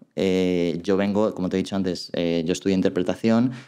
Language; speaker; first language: Spanish; native; Spanish